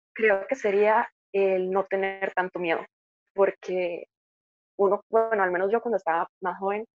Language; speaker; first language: Spanish; native; Spanish